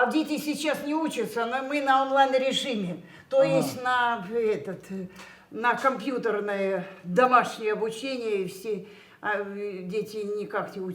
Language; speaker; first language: Russian; native; Russian